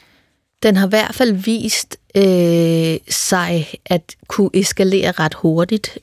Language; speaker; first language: Danish; native; Danish